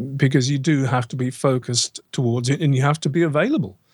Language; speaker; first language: English; native; English